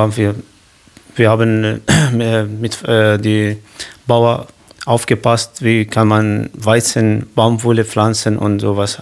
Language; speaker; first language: German; non-native, learner; Kurdish